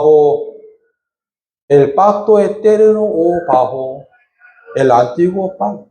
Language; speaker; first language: Spanish; non-native, fluent; Korean